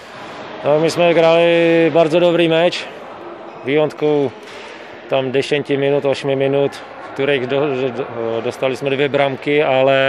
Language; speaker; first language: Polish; non-native, learner; Czech